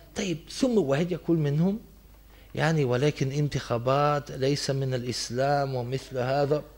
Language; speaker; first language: Arabic; non-native, fluent; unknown